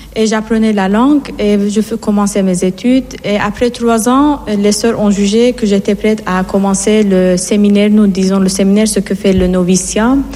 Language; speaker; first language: French; non-native, fluent; Persian